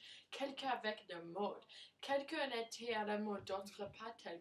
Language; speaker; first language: French; non-native, learner; English